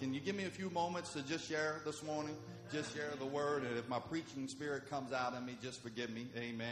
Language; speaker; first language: English; native; English